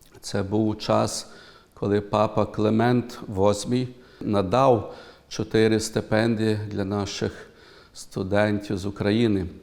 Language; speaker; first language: Ukrainian; early bilingual, heritage; Ukrainian